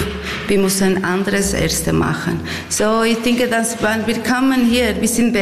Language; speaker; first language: German; non-native, learner; Portuguese